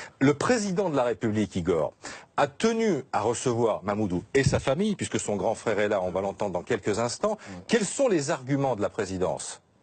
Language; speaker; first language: French; native; French